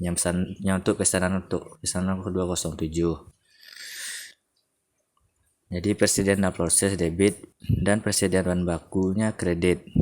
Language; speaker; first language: Indonesian; native; Indonesian